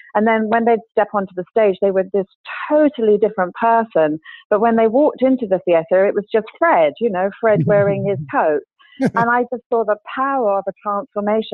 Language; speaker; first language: English; native; English